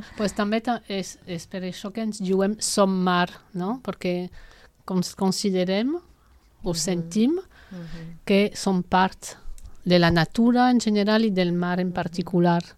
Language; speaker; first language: Catalan; non-native, local second language; Spanish